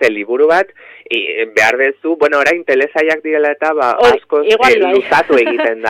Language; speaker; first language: Basque; native; Basque